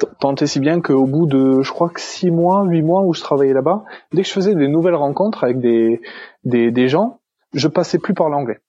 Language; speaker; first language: French; native; French